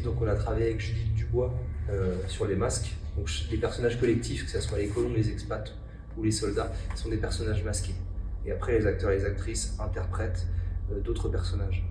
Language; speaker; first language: French; native; French